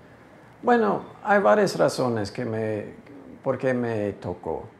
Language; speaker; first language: Spanish; non-native, fluent; English